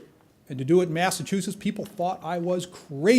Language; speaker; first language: English; native; English